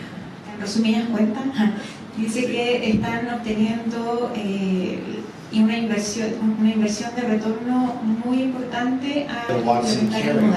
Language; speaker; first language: Spanish; native; Spanish